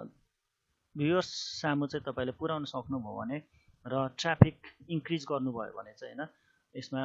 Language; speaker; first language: Nepali; native; Nepali